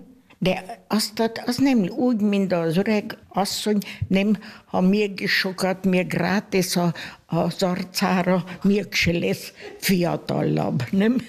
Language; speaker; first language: Hungarian; non-native, local second language; German